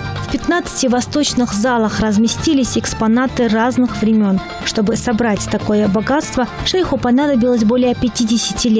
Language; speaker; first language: Russian; native; Russian